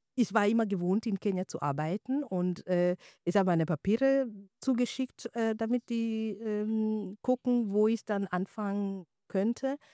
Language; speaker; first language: German; non-native, fluent; Swahili